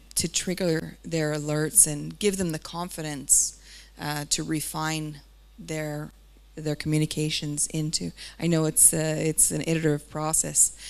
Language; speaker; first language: English; native; English